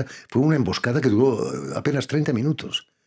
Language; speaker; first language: Spanish; native; Spanish